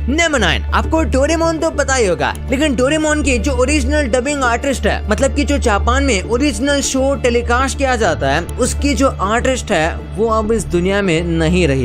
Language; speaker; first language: Hindi; native; Hindi